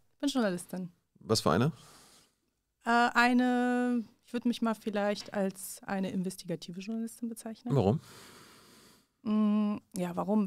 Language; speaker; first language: German; early bilingual, other home language; Persian